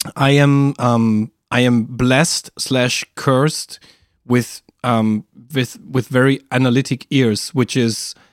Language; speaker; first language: English; non-native, fluent; German